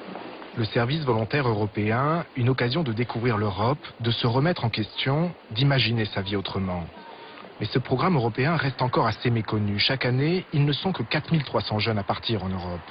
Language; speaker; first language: French; native; French